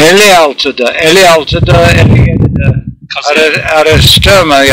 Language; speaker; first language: Turkish; non-native, learner; English